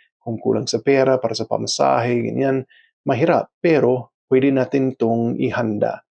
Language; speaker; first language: Filipino; non-native, fluent; English